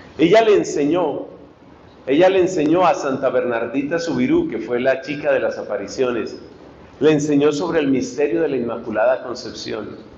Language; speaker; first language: Spanish; native; Spanish